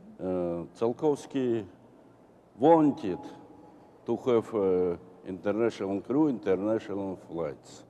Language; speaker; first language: English; non-native, learner; Russian